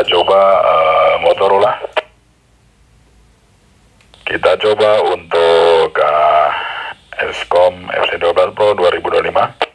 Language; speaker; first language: Indonesian; native; Indonesian